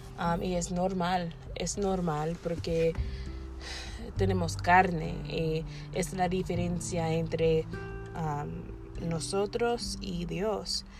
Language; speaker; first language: Spanish; non-native, learner; English